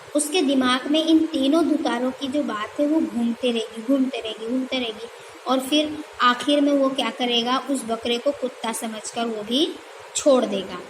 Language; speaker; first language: Hindi; non-native, local second language; Gujarati